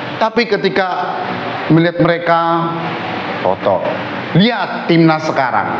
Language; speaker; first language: Indonesian; native; Indonesian